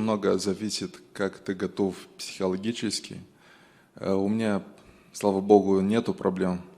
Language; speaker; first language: Russian; non-native, local second language; Romanian